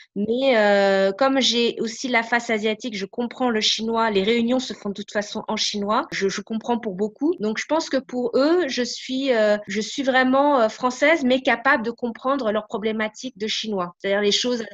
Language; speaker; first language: French; native; French